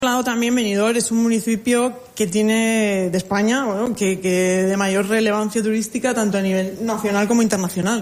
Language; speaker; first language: Spanish; native; Spanish